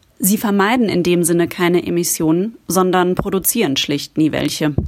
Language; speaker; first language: German; native; German